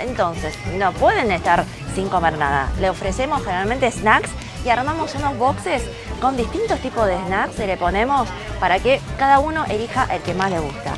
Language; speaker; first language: Spanish; early bilingual, other home language; Chinese